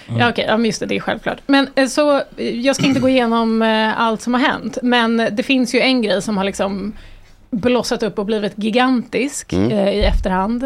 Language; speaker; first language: Swedish; native; Swedish